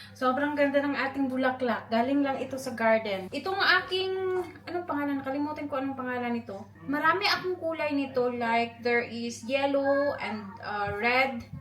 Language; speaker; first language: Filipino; non-native, local second language; Cebuano